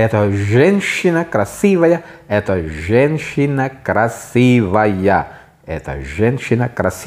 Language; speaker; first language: Russian; non-native, fluent; Filipino